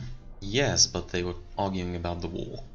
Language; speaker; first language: English; non-native, fluent; German